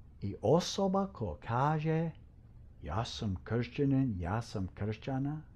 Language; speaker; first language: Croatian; early bilingual, heritage; Croatian